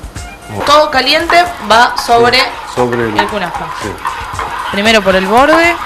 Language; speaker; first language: Spanish; native; Spanish